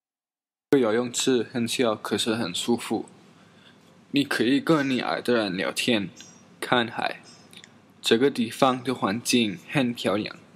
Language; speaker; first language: Chinese; non-native, learner; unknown